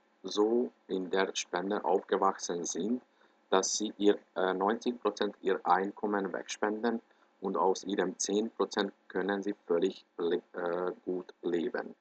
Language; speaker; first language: German; non-native, fluent; Hungarian